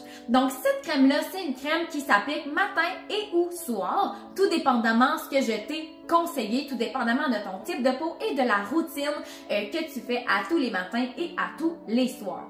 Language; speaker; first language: French; native; French